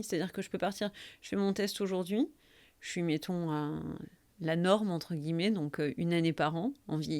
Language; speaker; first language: French; native; French